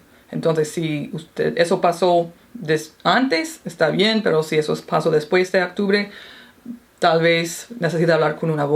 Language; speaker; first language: Spanish; non-native, fluent; English